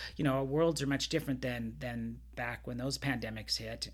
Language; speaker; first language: English; native; English